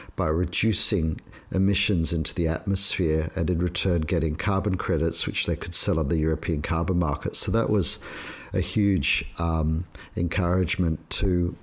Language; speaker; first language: English; native; English